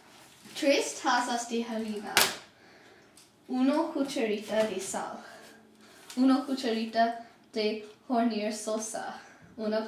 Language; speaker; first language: Spanish; non-native, learner; English